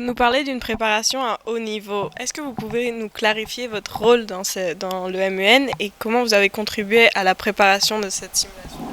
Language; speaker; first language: French; non-native, fluent; Greek